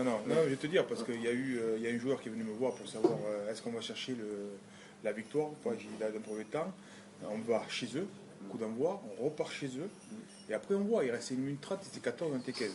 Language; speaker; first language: French; native; French